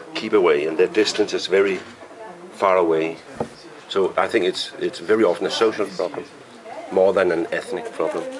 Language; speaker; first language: English; non-native, fluent; Danish